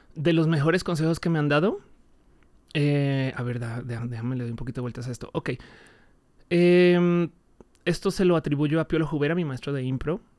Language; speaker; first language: Spanish; native; Spanish